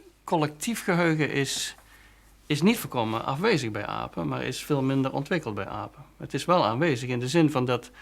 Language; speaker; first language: Dutch; native; Dutch